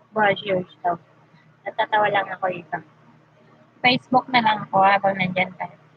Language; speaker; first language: Filipino; non-native, local second language; Masbatenyo